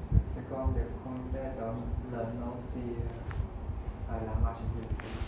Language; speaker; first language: French; non-native, learner; Khmer